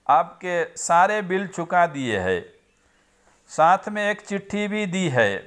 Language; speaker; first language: Hindi; non-native, local second language; Gujarati